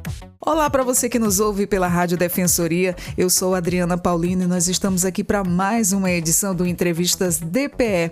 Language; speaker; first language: Portuguese; native; Portuguese